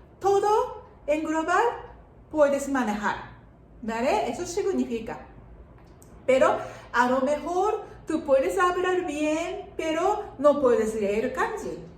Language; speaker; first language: Spanish; non-native, fluent; Japanese